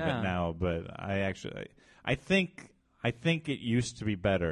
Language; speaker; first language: English; native; English